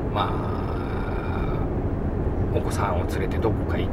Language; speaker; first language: Japanese; native; Japanese